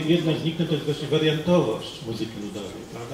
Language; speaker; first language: Polish; native; Polish